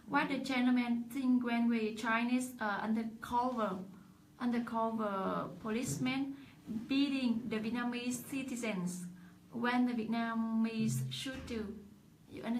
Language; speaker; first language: English; non-native, learner; Vietnamese